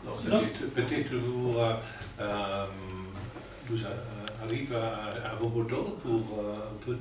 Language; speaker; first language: French; non-native, learner; Welsh